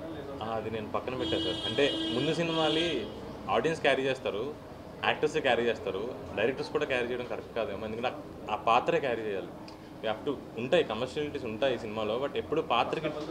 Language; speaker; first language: Telugu; native; Telugu